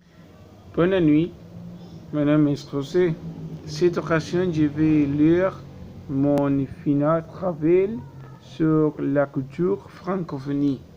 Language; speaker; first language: French; non-native, learner; Spanish